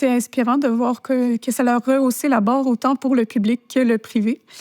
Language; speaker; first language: French; native; French